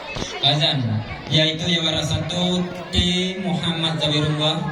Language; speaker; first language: Indonesian; non-native, local second language; Achinese